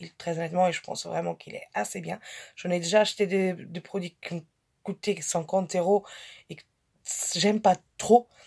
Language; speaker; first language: French; non-native, fluent; Portuguese